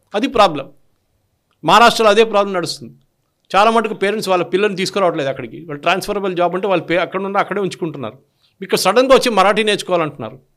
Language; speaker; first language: Telugu; non-native, local second language; Malayalam